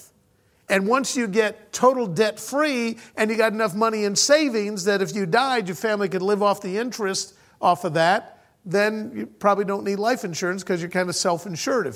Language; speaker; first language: English; native; English